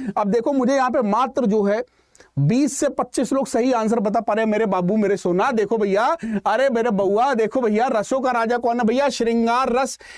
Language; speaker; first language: Hindi; native; Hindi